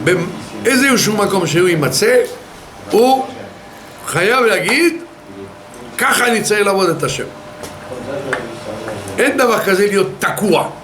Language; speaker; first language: Hebrew; non-native, fluent; French